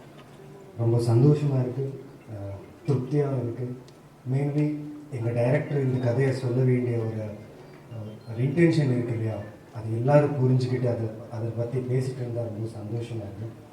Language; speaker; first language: Tamil; non-native, fluent; Telugu